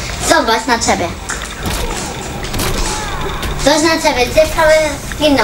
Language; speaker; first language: Polish; early bilingual, heritage; Polish